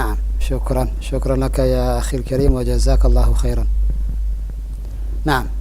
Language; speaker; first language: Arabic; non-native, fluent; Indonesian